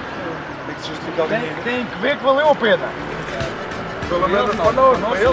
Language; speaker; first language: Portuguese; native; Portuguese